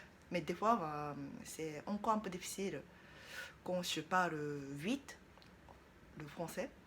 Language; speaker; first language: French; non-native, learner; Japanese